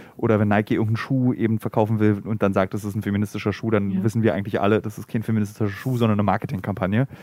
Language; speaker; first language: German; native; German